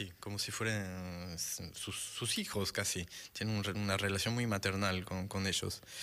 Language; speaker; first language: Spanish; non-native, fluent; French